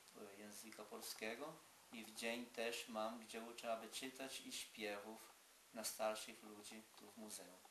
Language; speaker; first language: Polish; early bilingual, heritage; Polish